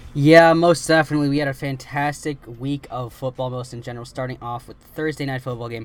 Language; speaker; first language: English; native; English